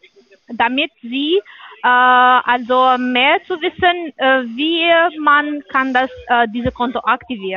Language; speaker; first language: German; non-native, learner; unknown